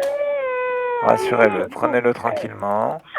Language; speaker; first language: French; native; French